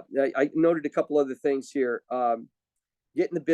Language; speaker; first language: English; native; English